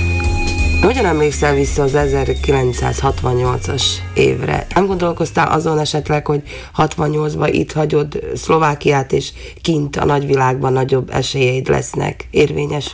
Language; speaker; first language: Hungarian; native; Hungarian